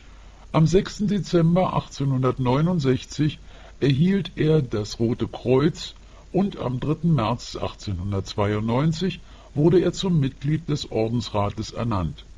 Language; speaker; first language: German; native; German